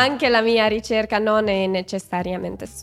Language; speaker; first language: Italian; non-native, learner; Hungarian